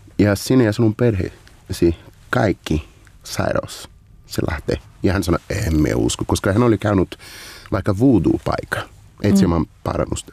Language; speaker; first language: Finnish; non-native, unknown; Portuguese